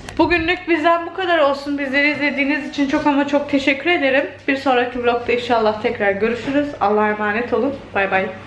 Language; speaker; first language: Turkish; early bilingual, heritage; Turkish